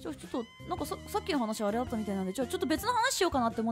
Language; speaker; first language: Japanese; native; Japanese